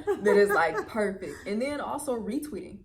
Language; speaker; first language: English; native; English